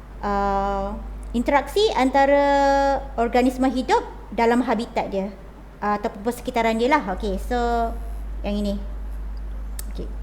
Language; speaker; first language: Malay; native; Malay